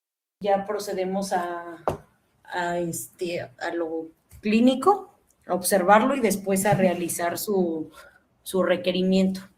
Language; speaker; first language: Spanish; native; Spanish